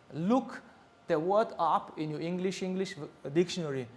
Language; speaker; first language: English; non-native, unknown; Tajik